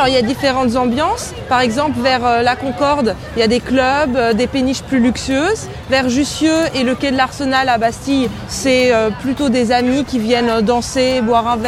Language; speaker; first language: French; native; French